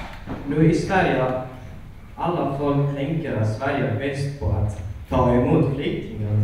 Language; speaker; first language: Swedish; non-native, fluent; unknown